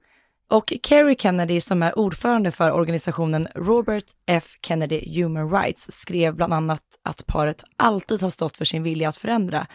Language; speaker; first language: Swedish; native; Swedish